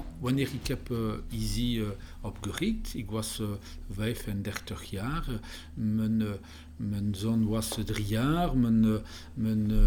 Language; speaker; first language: Dutch; non-native, learner; French